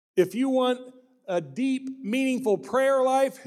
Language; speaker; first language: English; native; English